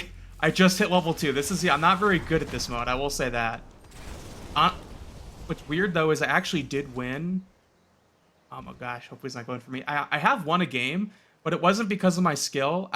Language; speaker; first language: English; native; English